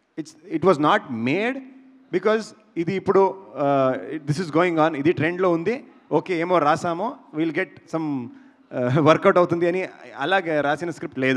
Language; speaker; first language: Telugu; non-native, local second language; Kannada